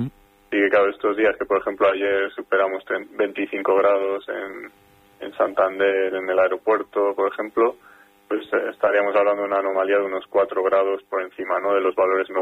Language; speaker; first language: Spanish; native; Spanish